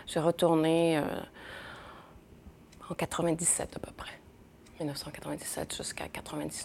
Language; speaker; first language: French; early bilingual, other home language; Spanish